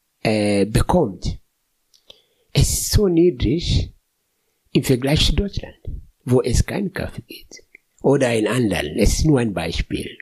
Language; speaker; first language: German; non-native, fluent; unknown